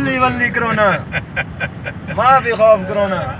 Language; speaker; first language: Arabic; non-native, learner; Punjabi